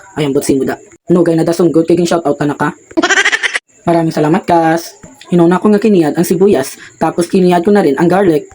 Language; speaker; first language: Filipino; non-native, local second language; Hiligaynon